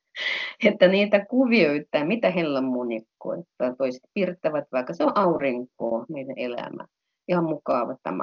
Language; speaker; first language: Finnish; non-native, fluent; Russian